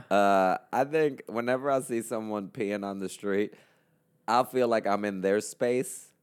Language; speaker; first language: English; non-native, fluent; Spanish